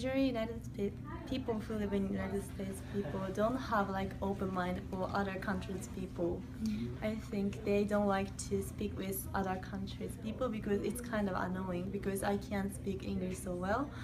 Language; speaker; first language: English; non-native, learner; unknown